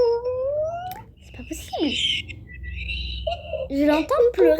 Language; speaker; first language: French; native; French